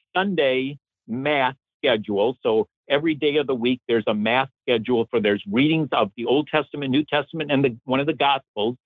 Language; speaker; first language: English; native; English